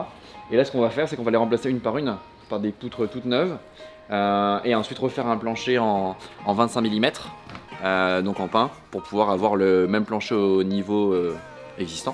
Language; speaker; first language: French; native; French